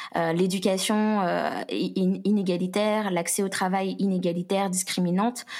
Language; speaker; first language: French; native; French